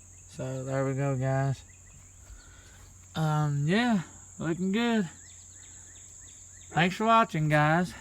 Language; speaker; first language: English; native; English